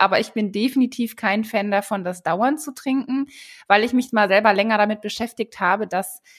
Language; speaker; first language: German; native; German